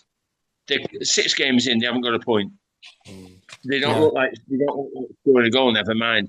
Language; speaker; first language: English; native; English